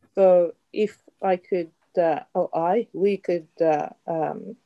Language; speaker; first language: English; non-native, fluent; Japanese